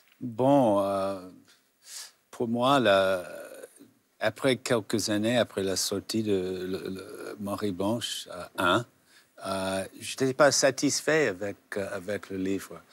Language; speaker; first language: French; non-native, fluent; English